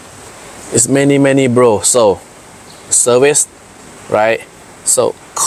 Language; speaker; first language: English; non-native, learner; Thai